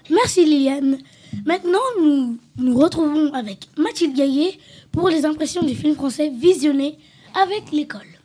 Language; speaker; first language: French; native; French